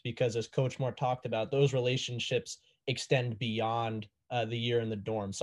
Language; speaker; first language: English; native; English